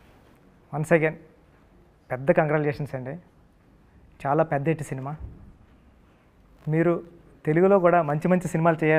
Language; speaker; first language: Telugu; native; Telugu